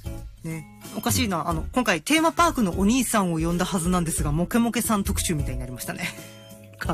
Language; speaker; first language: Japanese; native; Japanese